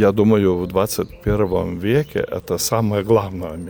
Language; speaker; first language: Russian; non-native, fluent; Lithuanian